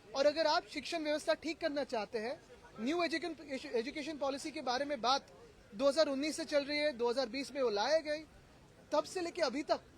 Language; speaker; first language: Hindi; non-native, local second language; Marathi